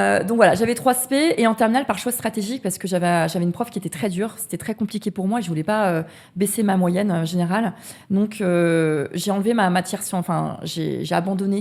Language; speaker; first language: French; native; French